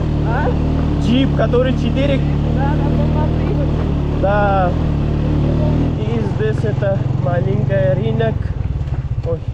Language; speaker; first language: Russian; non-native, learner; Pashto